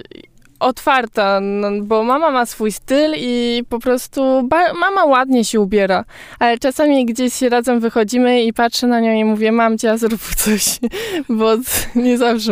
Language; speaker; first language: Polish; early bilingual, heritage; Polish